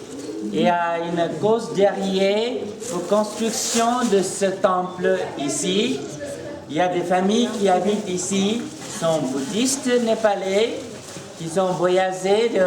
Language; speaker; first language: French; non-native, fluent; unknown